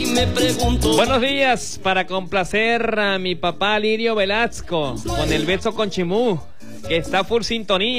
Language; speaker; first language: Spanish; native; Spanish